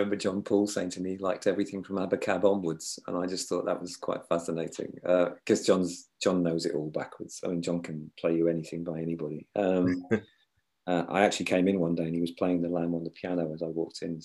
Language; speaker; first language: English; native; English